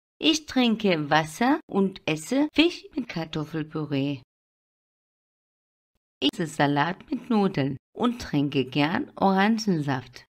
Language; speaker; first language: German; non-native, fluent; Turkish